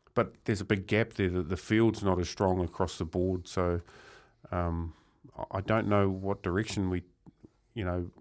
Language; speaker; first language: English; native; English